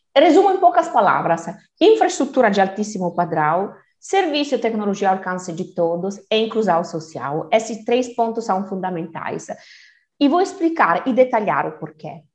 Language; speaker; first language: Portuguese; non-native, fluent; Italian